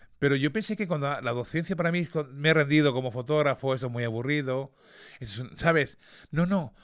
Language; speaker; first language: Spanish; early bilingual, other home language; English